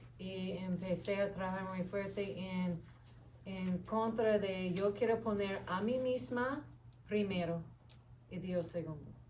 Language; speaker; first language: Spanish; non-native, fluent; English